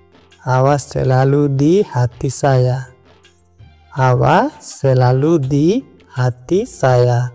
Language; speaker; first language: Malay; non-native, learner; Nepali